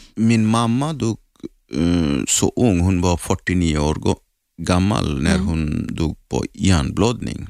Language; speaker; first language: Swedish; non-native, learner; Arabic